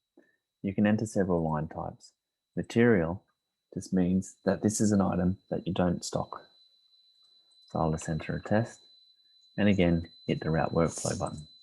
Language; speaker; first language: English; native; English